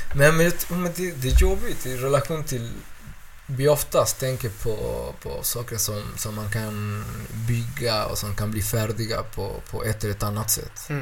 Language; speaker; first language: Swedish; non-native, fluent; Spanish